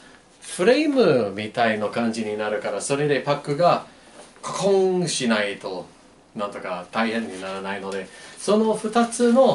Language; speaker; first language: Japanese; non-native, learner; English